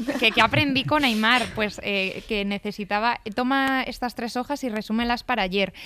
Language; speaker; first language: Spanish; native; Spanish